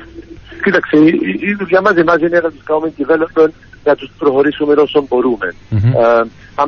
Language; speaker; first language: Greek; early bilingual, heritage; Greek